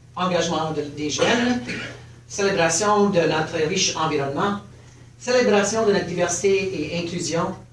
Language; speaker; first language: French; early bilingual, heritage; French